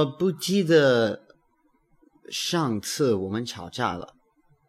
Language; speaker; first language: Chinese; non-native, learner; English